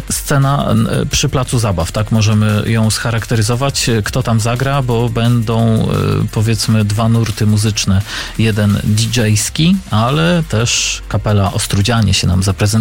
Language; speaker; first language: Polish; native; Polish